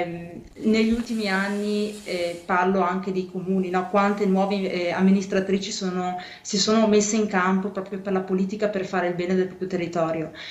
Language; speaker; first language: Italian; native; Italian